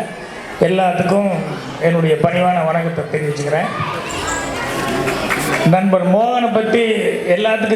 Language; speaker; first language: Tamil; native; Tamil